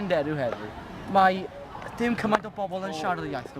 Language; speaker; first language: Welsh; non-native, local second language; English